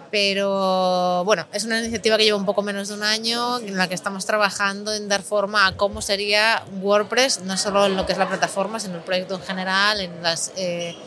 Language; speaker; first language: Spanish; native; Spanish